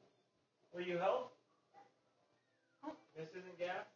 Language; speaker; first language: English; native; English